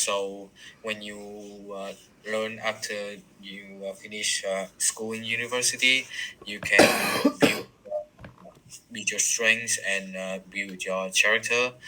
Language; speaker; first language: English; non-native, learner; Vietnamese